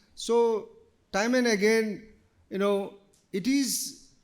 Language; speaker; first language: English; non-native, local second language; Nepali